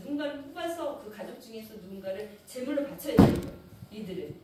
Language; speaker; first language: Korean; native; Korean